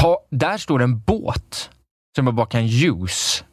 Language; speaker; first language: Swedish; native; Swedish